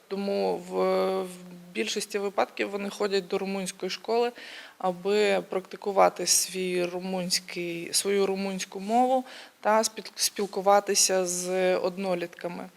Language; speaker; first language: Ukrainian; native; Ukrainian